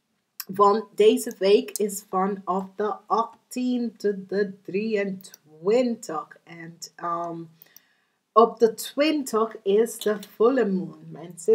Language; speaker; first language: Dutch; non-native, learner; English